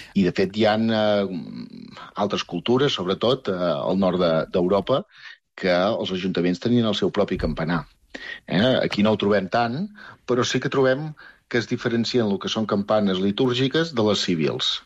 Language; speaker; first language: Catalan; native; Catalan